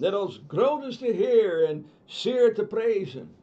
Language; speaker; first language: Dutch; non-native, fluent; English